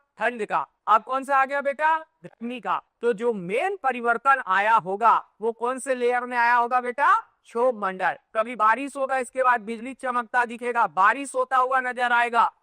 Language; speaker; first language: Hindi; native; Hindi